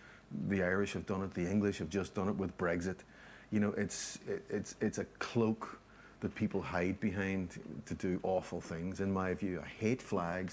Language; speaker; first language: English; native; English